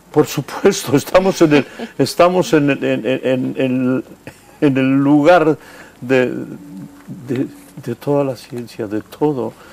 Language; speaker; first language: Spanish; native; Spanish